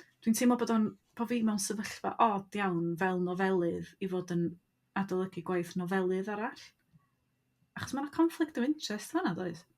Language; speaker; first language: Welsh; native; Welsh